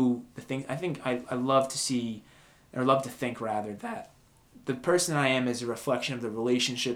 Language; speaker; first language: English; native; English